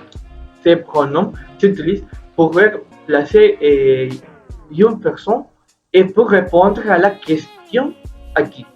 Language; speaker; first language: French; non-native, learner; Spanish